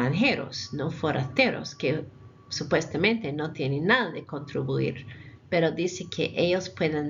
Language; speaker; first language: Spanish; non-native, fluent; English